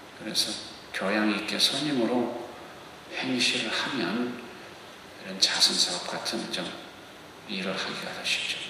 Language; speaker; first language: Korean; non-native, local second language; English